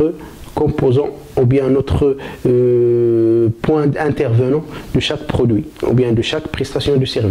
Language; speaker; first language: French; non-native, local second language; Arabic